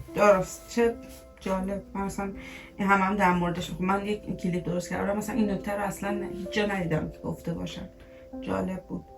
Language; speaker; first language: Persian; native; Persian